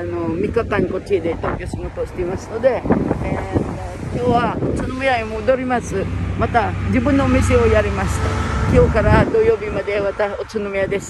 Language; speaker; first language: Japanese; non-native, fluent; Filipino